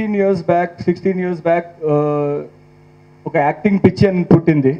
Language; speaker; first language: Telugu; non-native, local second language; Hindi